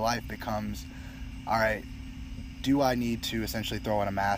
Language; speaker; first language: English; native; English